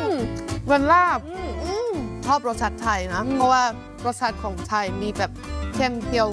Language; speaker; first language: Thai; non-native, fluent; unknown